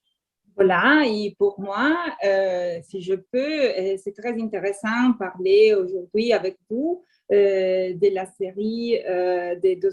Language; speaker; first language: French; non-native, fluent; Italian